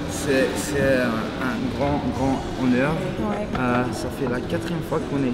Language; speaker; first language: French; non-native, local second language; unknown